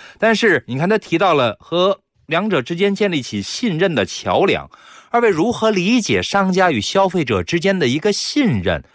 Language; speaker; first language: Chinese; native; Chinese